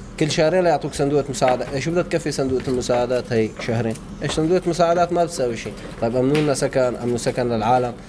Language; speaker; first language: Arabic; native; Arabic